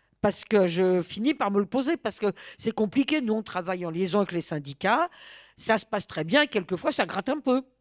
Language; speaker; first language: French; native; French